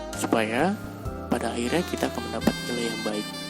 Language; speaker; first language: Indonesian; native; Indonesian